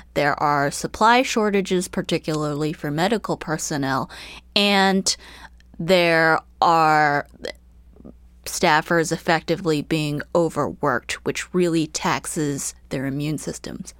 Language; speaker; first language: English; early bilingual, other home language; Chinese